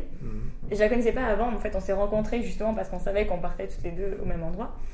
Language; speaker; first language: French; native; French